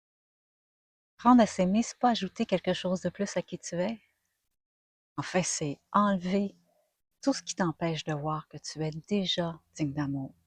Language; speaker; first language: French; native; French